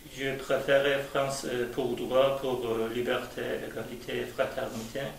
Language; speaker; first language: French; non-native, learner; Turkish